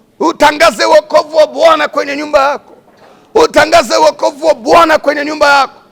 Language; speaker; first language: Swahili; non-native, local second language; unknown